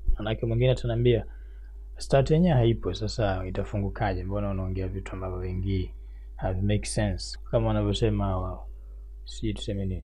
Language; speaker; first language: Swahili; native; Swahili